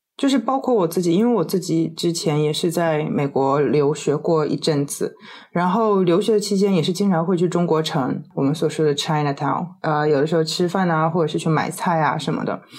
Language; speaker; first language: Chinese; native; Chinese